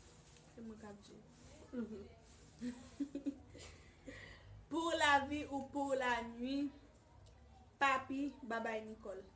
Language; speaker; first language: French; non-native, learner; Haitian Creole